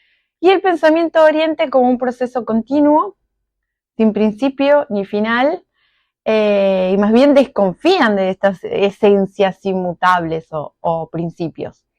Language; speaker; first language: Spanish; native; Spanish